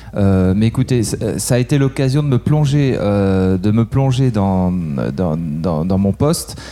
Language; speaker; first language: French; native; French